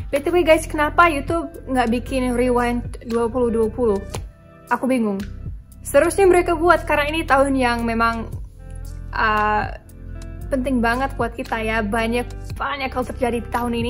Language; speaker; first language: Indonesian; non-native, fluent; English